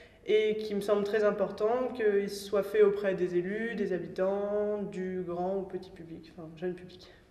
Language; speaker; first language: French; native; French